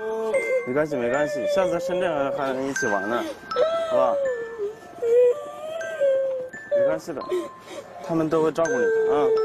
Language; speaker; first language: Chinese; native; Chinese